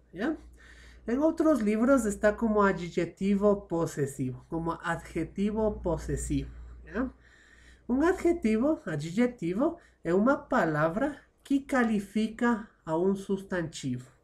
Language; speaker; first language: Portuguese; non-native, fluent; Spanish